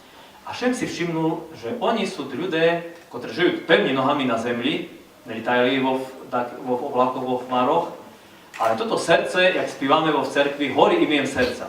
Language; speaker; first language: Slovak; non-native, local second language; Rusyn